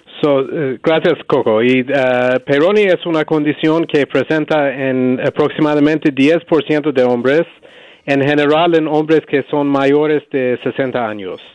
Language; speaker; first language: Spanish; non-native, learner; English